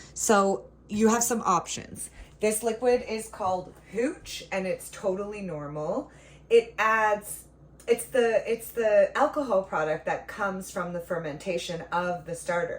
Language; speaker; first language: English; native; English